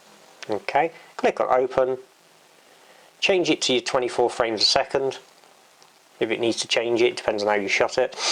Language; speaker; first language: English; native; English